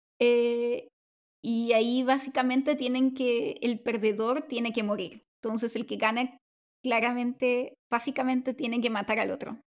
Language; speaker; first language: Spanish; native; Spanish